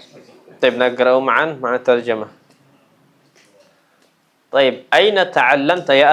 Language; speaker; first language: Arabic; non-native, fluent; Indonesian